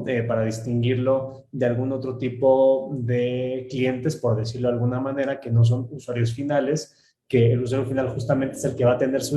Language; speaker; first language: Spanish; native; Spanish